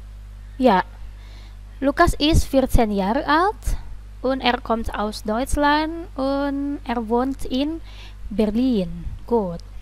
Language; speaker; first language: German; non-native, fluent; Indonesian